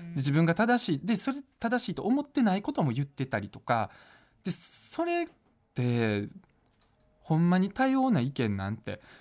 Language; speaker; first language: Japanese; early bilingual, other home language; Russian